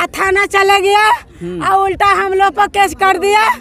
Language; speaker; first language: Hindi; native; Hindi